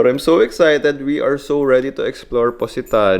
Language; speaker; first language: English; non-native, local second language; Filipino